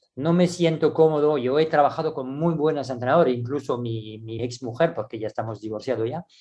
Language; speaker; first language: Spanish; non-native, fluent; French